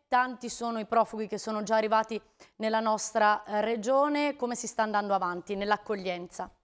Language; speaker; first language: Italian; native; Italian